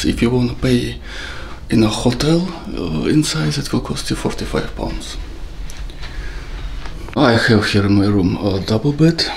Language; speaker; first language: English; non-native, learner; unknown